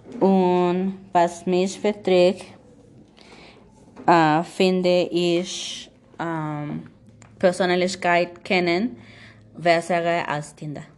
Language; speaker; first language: German; non-native, learner; Spanish